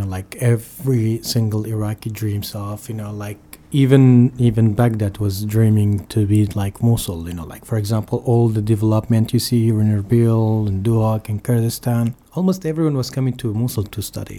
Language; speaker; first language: English; non-native, fluent; Arabic